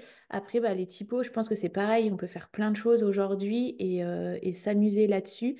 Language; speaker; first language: French; native; French